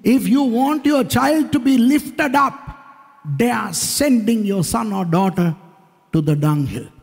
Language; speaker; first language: English; non-native, local second language; Tamil